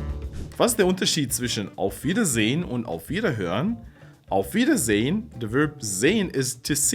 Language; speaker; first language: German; non-native, fluent; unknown